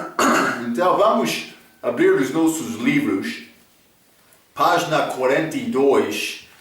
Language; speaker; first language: Portuguese; non-native, fluent; English